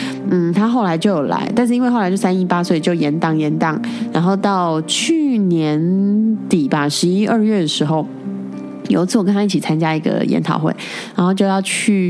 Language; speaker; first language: Chinese; native; Chinese